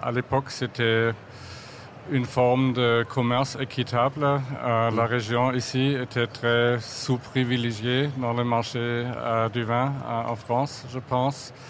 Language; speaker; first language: French; non-native, fluent; German